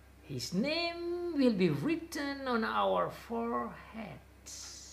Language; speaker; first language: English; non-native, fluent; Indonesian